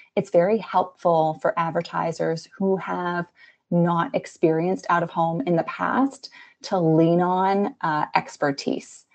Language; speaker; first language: English; native; English